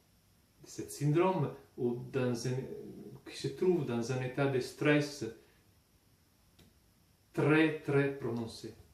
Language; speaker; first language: French; non-native, fluent; Italian